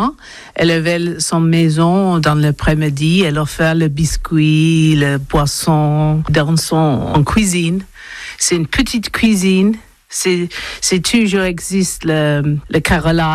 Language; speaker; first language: French; non-native, learner; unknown